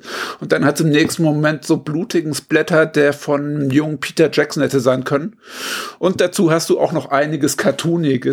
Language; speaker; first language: German; native; German